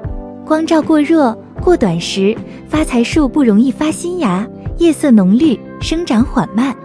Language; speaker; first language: Chinese; native; Chinese